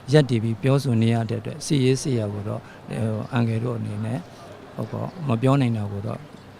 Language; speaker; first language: Burmese; non-native, local second language; Shan